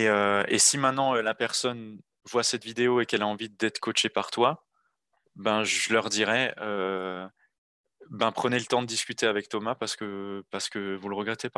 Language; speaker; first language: French; native; French